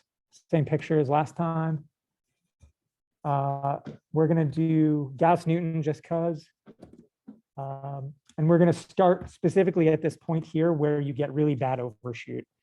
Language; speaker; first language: English; native; English